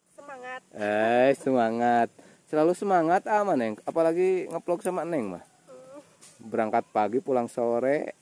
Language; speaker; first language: Indonesian; non-native, local second language; Sundanese